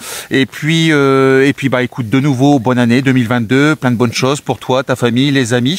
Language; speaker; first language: French; native; French